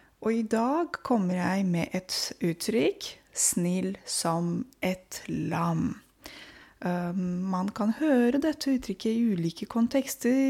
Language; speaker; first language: Norwegian; non-native, fluent; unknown